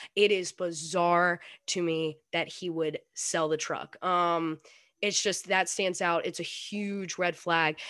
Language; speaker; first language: English; native; English